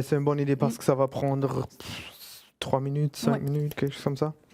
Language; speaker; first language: French; non-native, fluent; German